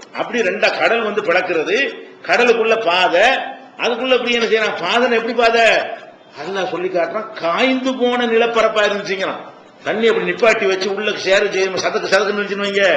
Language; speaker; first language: Tamil; native; Tamil